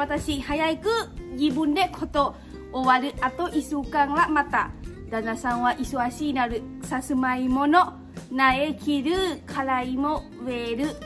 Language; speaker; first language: Japanese; non-native, local second language; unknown